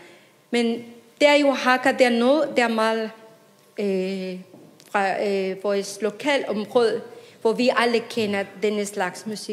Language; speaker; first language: Danish; non-native, fluent; Spanish